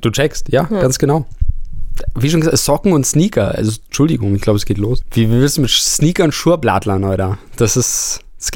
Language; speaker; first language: German; native; German